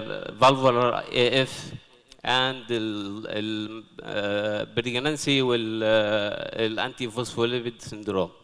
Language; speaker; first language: Arabic; native; Arabic